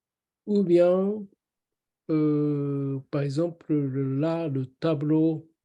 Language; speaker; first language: French; non-native, learner; Japanese